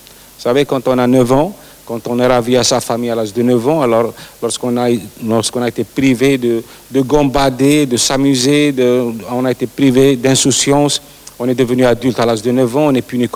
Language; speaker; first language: French; non-native, local second language; Arabic